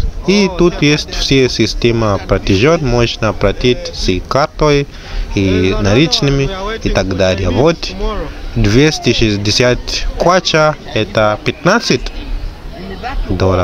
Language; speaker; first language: Russian; non-native, learner; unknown